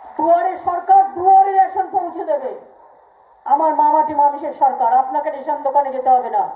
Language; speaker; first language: Bangla; native; Bangla